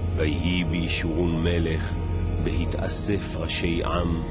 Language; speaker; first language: Hebrew; native; Hebrew